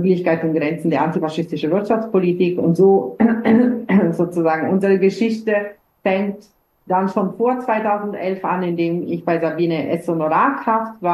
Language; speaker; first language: German; non-native, fluent; Italian